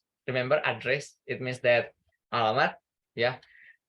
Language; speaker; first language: English; non-native, fluent; Indonesian